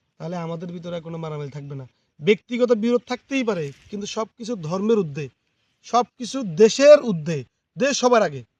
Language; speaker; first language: Bangla; native; Bangla